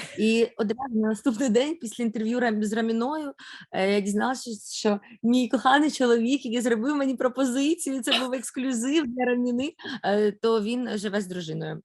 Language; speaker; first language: Ukrainian; non-native, local second language; Russian